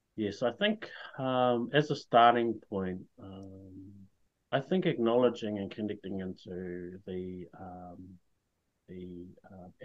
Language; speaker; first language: English; native; English